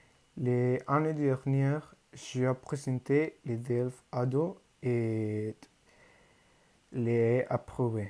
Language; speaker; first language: French; non-native, learner; Spanish